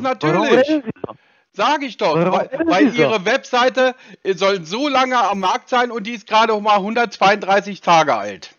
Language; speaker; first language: German; native; German